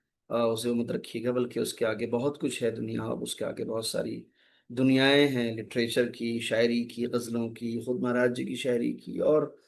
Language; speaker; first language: Hindi; native; Hindi